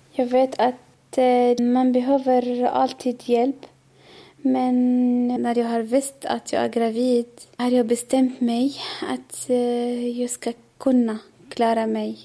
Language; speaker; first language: Swedish; non-native, learner; Arabic